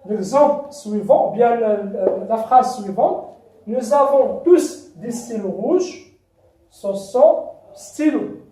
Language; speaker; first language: French; non-native, local second language; Arabic